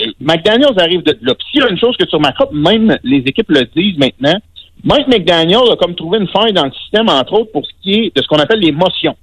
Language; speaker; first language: French; native; French